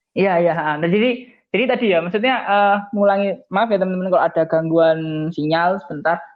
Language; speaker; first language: Indonesian; native; Indonesian